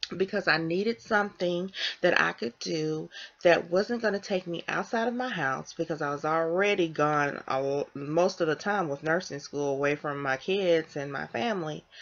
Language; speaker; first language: English; native; English